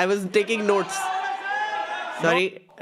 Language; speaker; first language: English; non-native, local second language; Hindi